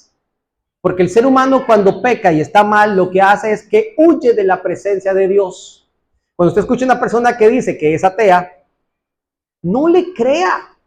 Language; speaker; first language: Spanish; native; Spanish